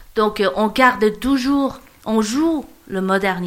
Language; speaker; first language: French; non-native, learner; Chinese